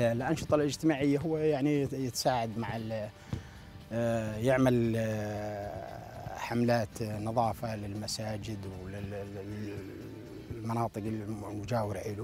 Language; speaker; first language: Arabic; native; Arabic